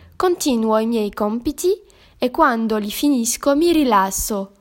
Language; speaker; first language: Italian; non-native, learner; Greek